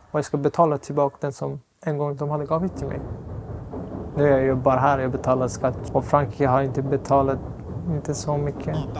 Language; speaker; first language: Swedish; non-native, fluent; Persian